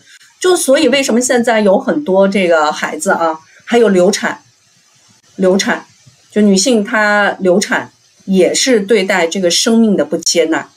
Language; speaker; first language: Chinese; native; Chinese